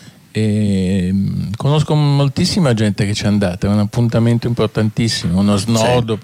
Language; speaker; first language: Italian; native; Italian